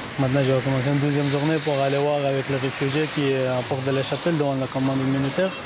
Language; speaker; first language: French; non-native, learner; Pashto